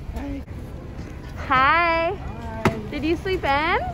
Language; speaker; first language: English; native; English